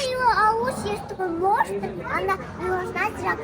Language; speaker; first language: Russian; non-native, local second language; Kazakh